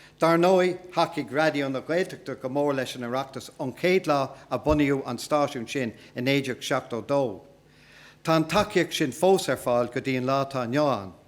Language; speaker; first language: Irish; non-native, local second language; English